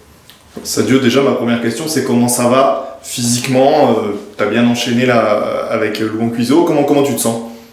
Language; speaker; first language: French; native; French